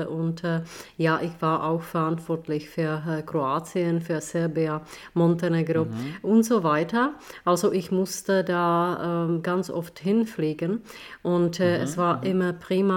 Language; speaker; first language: German; non-native, fluent; Czech